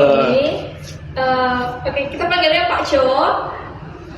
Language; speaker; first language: Indonesian; native; Indonesian